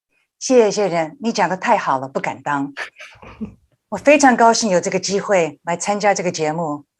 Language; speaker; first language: Chinese; early bilingual, heritage; Chinese